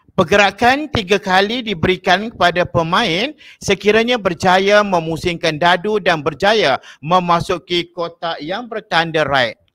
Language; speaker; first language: Malay; native; Malay